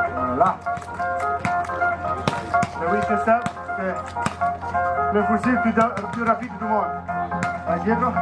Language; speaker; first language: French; non-native, learner; Italian